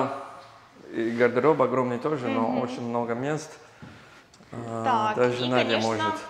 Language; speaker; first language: Russian; non-native, learner; English